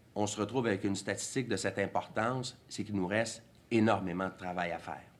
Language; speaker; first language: French; native; French